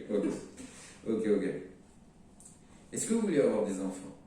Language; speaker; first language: French; native; French